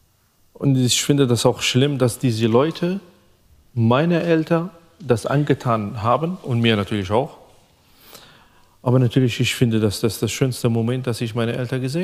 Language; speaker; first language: German; non-native, fluent; Arabic